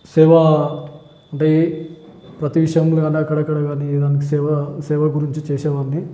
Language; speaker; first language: Telugu; native; Telugu